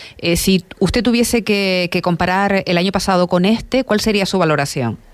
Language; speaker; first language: Spanish; native; Spanish